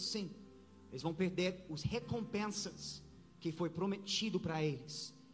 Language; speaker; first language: Portuguese; non-native, fluent; English